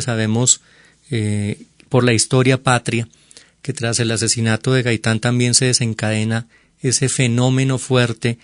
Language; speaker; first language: Spanish; native; Spanish